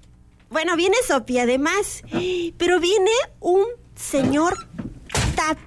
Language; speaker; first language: Spanish; native; Spanish